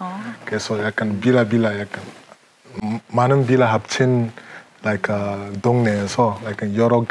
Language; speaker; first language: Korean; non-native, fluent; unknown